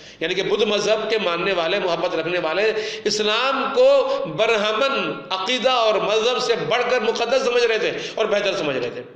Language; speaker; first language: Urdu; non-native, local second language; Sindhi